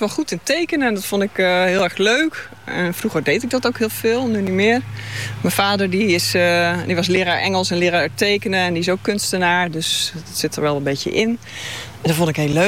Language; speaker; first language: Dutch; native; Dutch